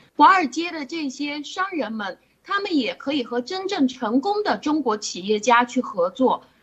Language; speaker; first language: Chinese; non-native, fluent; English